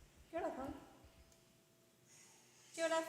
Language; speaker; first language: Spanish; native; Spanish